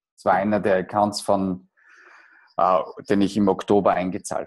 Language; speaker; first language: German; native; German